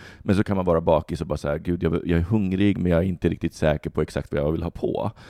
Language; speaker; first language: Swedish; native; Swedish